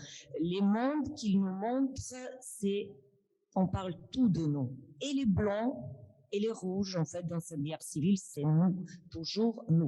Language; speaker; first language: French; non-native, fluent; Russian